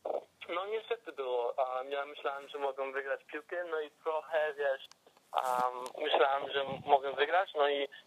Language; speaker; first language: Polish; early bilingual, heritage; English